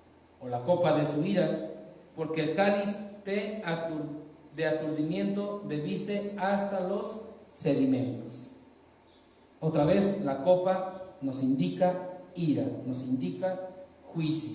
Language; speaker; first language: Spanish; native; Spanish